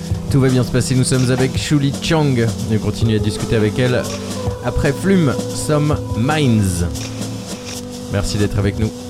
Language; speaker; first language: French; native; French